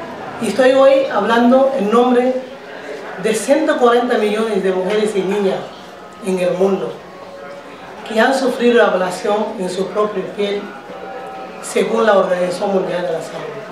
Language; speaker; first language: Spanish; non-native, fluent; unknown